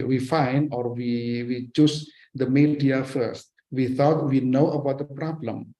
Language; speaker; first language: English; non-native, fluent; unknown